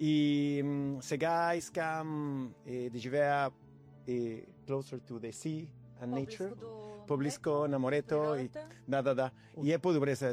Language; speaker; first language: Bulgarian; non-native, learner; Spanish